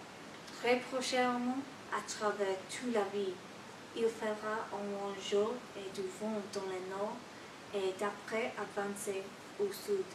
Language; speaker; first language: French; non-native, learner; English